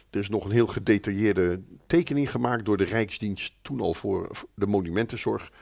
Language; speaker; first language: Dutch; native; Dutch